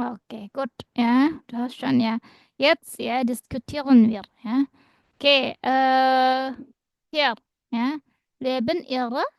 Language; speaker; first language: German; non-native, fluent; Indonesian